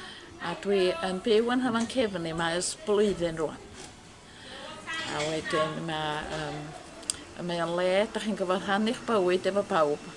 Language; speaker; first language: Welsh; native; Welsh